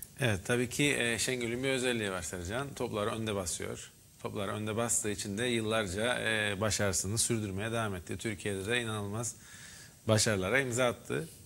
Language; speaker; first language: Turkish; native; Turkish